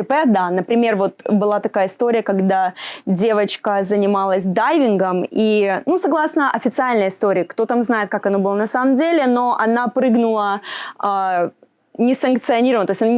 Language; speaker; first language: Russian; native; Russian